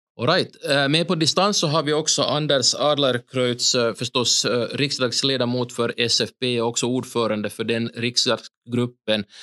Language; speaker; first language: Swedish; native; Swedish